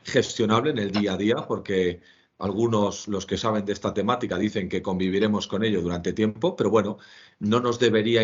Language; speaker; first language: Spanish; native; Spanish